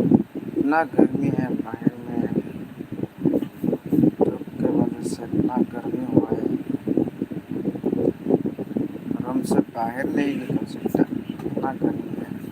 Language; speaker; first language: Hindi; non-native, local second language; Bodo